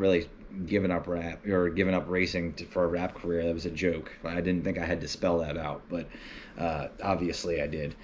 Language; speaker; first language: English; native; English